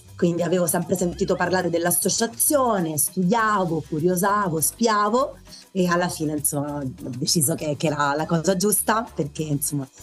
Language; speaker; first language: Italian; native; Italian